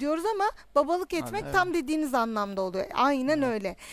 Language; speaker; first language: Turkish; native; Turkish